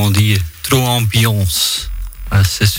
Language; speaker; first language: French; non-native, local second language; Dutch